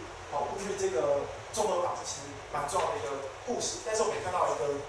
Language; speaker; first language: Chinese; native; Chinese